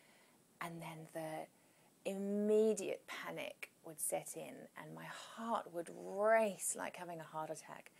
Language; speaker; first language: English; native; English